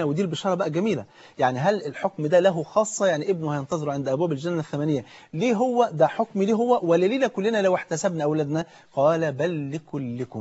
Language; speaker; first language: Arabic; native; Arabic